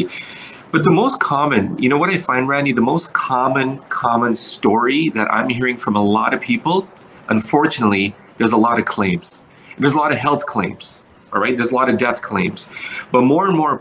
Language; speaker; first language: English; early bilingual, other home language; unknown